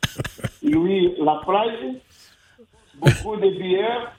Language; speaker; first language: French; non-native, learner; Portuguese